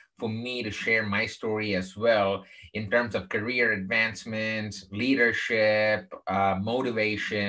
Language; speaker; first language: English; non-native, local second language; Tamil